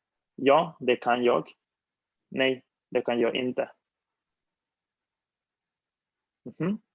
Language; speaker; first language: Swedish; non-native, fluent; Spanish